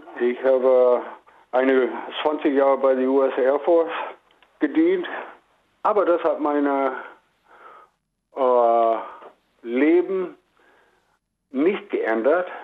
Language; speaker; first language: German; non-native, fluent; English